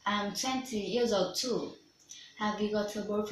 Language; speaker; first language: English; non-native, learner; Vietnamese